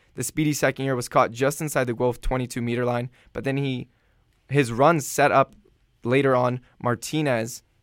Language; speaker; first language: English; native; English